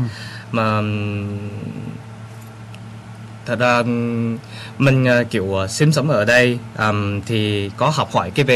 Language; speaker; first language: Vietnamese; early bilingual, heritage; Vietnamese